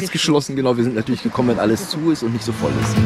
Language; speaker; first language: German; native; German